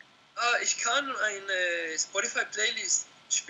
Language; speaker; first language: German; non-native, learner; Spanish